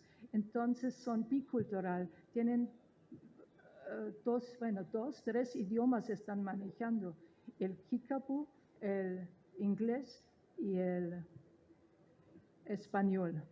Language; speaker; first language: Spanish; non-native, fluent; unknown